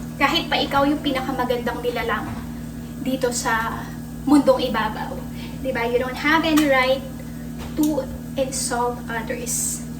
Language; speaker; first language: Filipino; native; Filipino